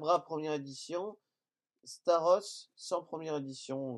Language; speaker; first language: French; native; French